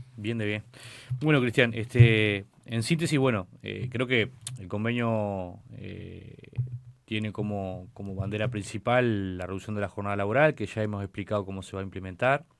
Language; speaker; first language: Spanish; native; Spanish